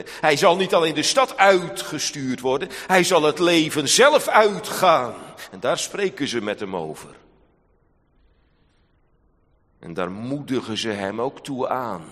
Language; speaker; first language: Dutch; native; Dutch